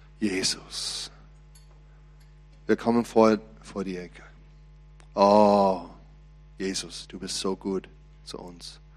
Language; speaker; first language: German; non-native, learner; English